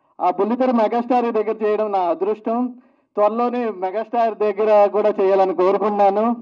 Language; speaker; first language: Telugu; native; Telugu